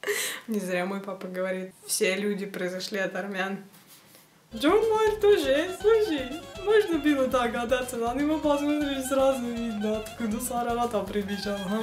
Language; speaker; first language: Russian; early bilingual, heritage; Russian